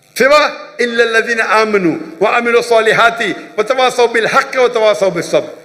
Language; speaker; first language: Urdu; non-native, local second language; Konkani